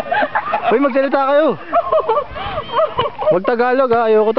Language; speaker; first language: Filipino; non-native, local second language; Cebuano